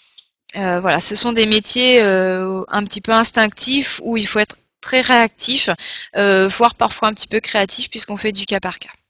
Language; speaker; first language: French; native; French